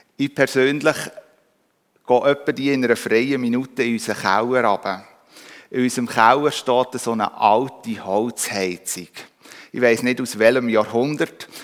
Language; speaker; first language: German; native; German